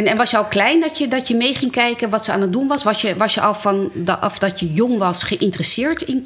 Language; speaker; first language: Dutch; native; Dutch